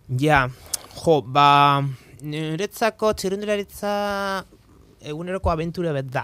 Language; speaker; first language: Basque; native; Basque